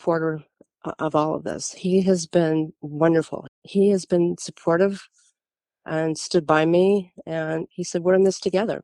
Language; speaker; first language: English; early bilingual, other home language; German